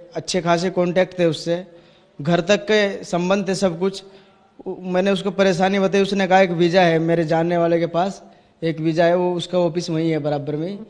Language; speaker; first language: Hindi; native; Hindi